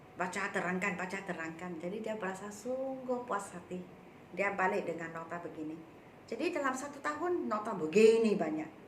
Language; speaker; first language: Malay; non-native, local second language; Chinese